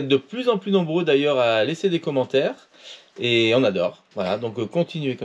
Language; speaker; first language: French; native; French